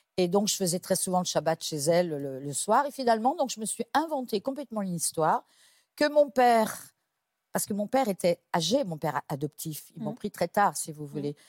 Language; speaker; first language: French; native; French